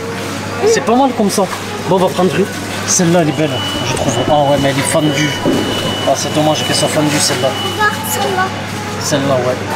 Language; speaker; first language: French; native; French